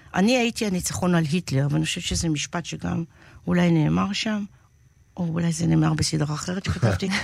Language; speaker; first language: Hebrew; native; Hebrew